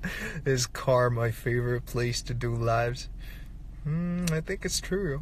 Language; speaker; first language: English; non-native, fluent; Korean